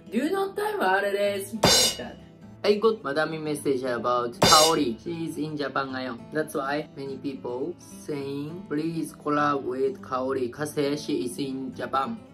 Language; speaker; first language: English; non-native, learner; Japanese